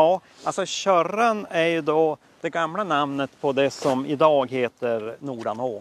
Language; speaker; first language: Swedish; native; Swedish